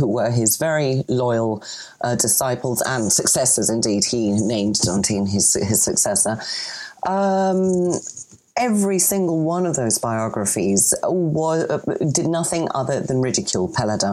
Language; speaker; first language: English; non-native, fluent; Greek